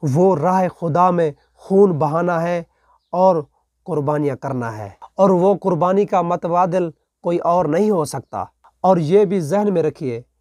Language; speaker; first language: Urdu; non-native, local second language; Punjabi